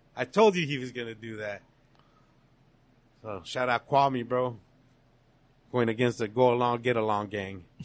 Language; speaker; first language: English; early bilingual, other home language; Spanish